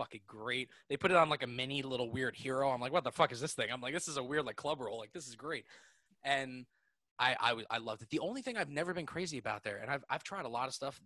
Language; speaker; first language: English; native; English